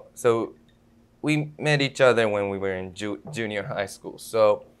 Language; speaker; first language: English; non-native, fluent; Japanese